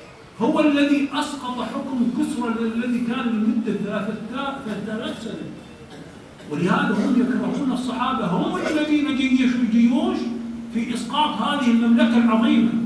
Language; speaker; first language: Arabic; native; Arabic